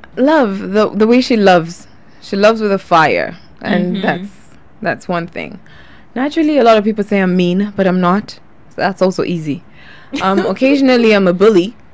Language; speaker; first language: English; non-native, local second language; Ganda